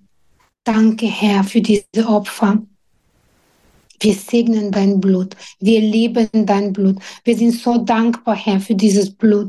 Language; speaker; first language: German; non-native, fluent; Bulgarian